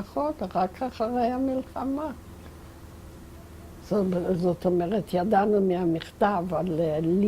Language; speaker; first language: Hebrew; non-native, fluent; Yiddish